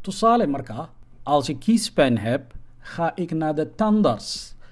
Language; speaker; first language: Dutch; non-native, fluent; Somali